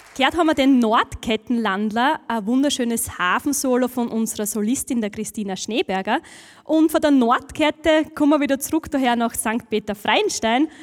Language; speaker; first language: German; native; German